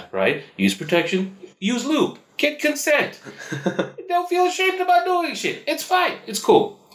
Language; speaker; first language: English; non-native, local second language; Malay